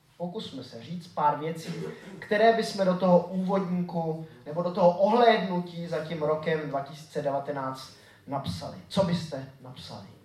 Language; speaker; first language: Czech; native; Czech